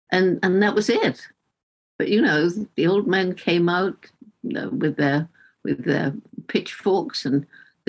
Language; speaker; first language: English; native; English